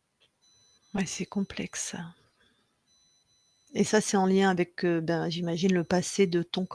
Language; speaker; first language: French; native; French